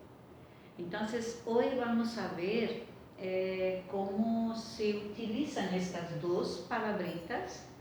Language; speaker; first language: Spanish; non-native, fluent; Portuguese